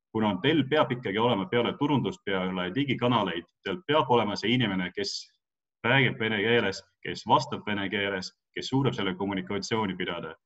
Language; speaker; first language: Estonian; non-native, local second language; Russian